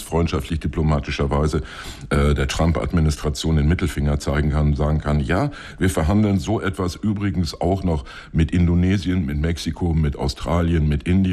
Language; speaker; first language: German; native; German